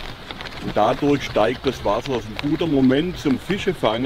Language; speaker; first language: German; native; German